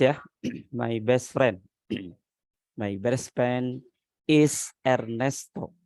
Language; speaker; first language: English; non-native, learner; Indonesian